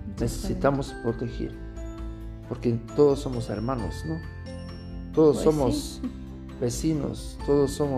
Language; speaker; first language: Spanish; non-native, learner; German